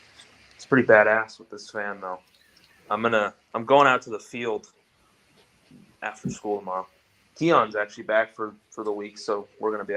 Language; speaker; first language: English; native; English